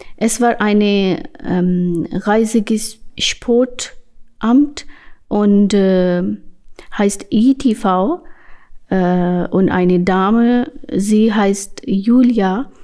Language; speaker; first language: German; non-native, learner; Urdu